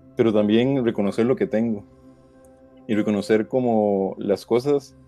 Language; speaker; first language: Spanish; native; Spanish